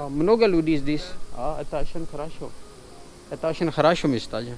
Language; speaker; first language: Russian; non-native, learner; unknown